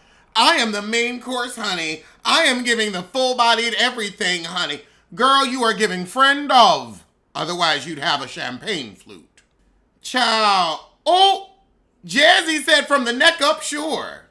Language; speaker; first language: English; native; English